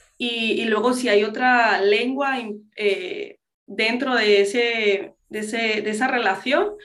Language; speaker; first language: Spanish; non-native, local second language; English